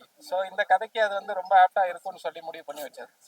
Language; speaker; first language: Tamil; native; Tamil